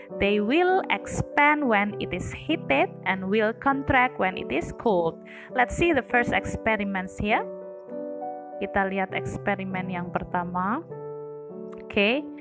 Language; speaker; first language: English; non-native, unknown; Indonesian